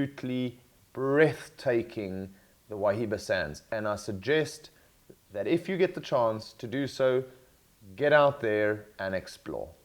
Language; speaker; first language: English; native; English